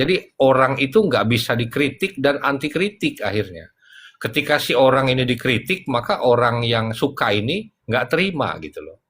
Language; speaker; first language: Indonesian; native; Indonesian